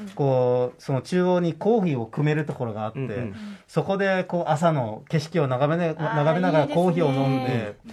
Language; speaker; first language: Japanese; non-native, fluent; Dutch